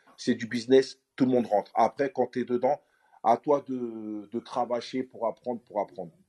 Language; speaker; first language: French; native; French